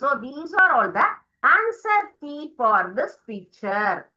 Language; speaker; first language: English; non-native, local second language; Tamil